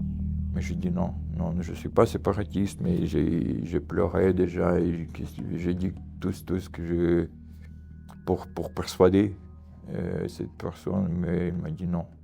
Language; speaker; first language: French; non-native, fluent; Russian